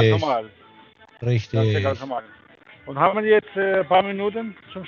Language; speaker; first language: German; non-native, fluent; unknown